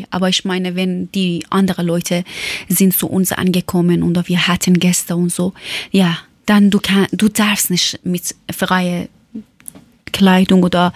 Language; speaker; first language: German; non-native, learner; Persian